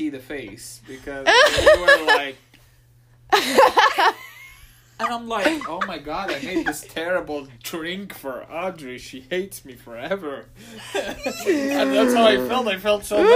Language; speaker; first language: English; non-native, fluent; Arabic